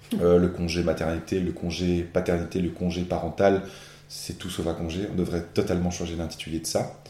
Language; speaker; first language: French; native; French